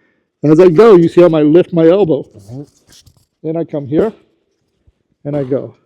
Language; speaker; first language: English; native; English